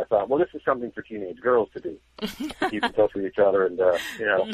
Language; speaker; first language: English; native; English